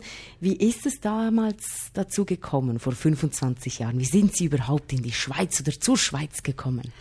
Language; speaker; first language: German; native; German